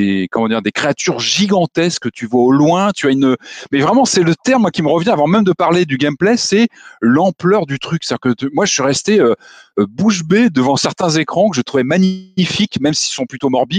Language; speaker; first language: French; native; French